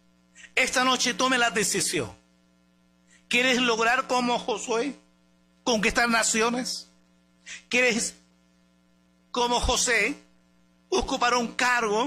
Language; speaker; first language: Spanish; native; Spanish